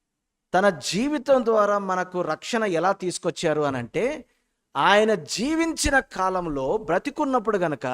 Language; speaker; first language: Telugu; native; Telugu